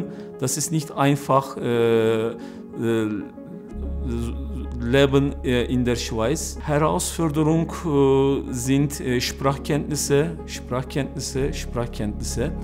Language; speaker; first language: German; non-native, learner; Turkish